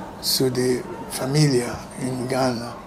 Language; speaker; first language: German; non-native, learner; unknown